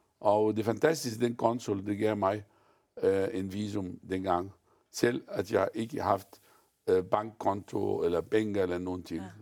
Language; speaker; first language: Danish; non-native, fluent; Arabic